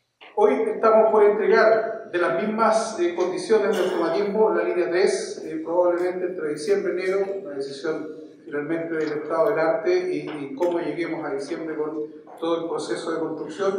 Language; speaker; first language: Spanish; native; Spanish